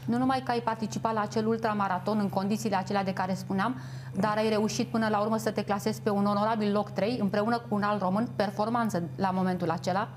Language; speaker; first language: Romanian; native; Romanian